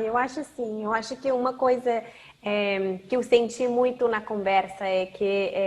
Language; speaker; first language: Portuguese; non-native, fluent; Spanish